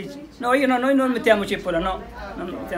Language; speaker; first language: Italian; non-native, learner; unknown